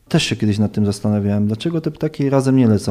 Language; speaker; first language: Polish; native; Polish